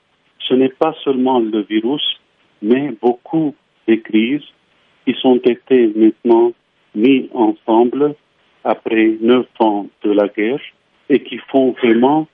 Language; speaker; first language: French; non-native, fluent; Arabic